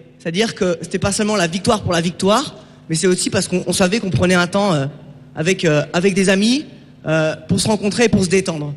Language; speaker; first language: French; native; French